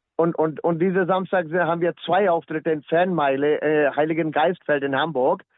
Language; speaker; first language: German; non-native, fluent; Punjabi